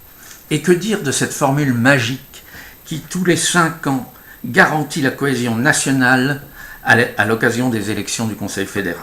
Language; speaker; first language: French; native; French